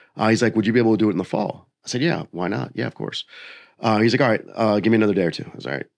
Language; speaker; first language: English; native; English